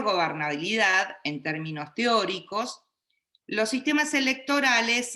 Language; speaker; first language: Spanish; native; Spanish